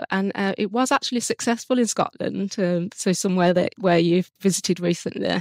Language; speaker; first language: English; native; English